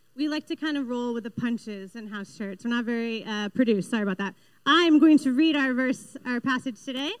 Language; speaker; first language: English; native; English